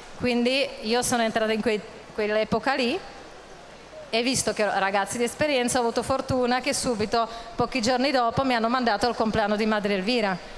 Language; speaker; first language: Italian; non-native, fluent; Czech